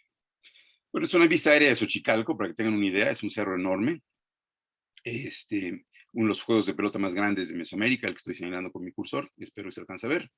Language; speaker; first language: Spanish; native; Spanish